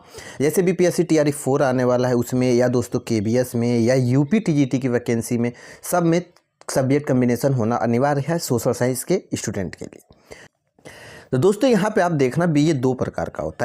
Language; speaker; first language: Hindi; native; Hindi